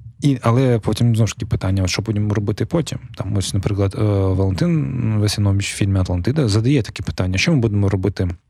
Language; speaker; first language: Ukrainian; non-native, local second language; Russian